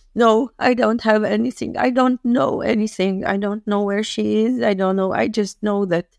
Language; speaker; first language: English; non-native, fluent; Hebrew